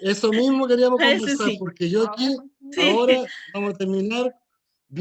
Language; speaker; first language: Spanish; native; Spanish